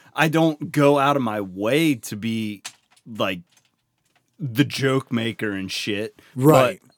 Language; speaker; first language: English; native; English